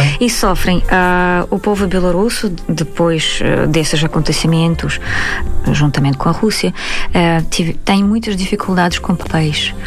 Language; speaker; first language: Portuguese; non-native, fluent; Russian